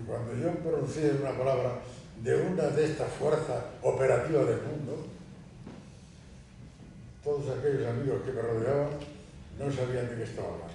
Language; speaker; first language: Spanish; native; Spanish